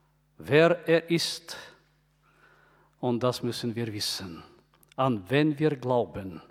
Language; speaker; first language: German; non-native, fluent; Bulgarian